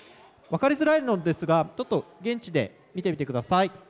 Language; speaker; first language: Japanese; native; Japanese